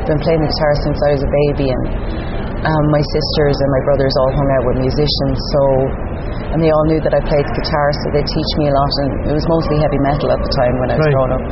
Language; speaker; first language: English; native; English